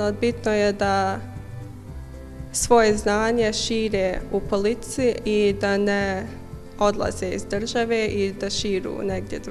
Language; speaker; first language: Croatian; early bilingual, heritage; Bosnian